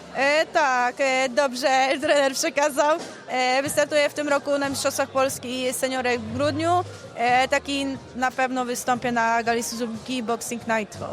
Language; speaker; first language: Polish; native; Polish